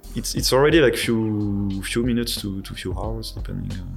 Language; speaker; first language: English; non-native, fluent; French